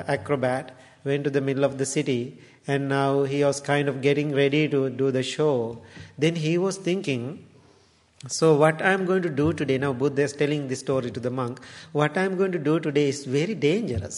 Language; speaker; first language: English; non-native, local second language; Sinhala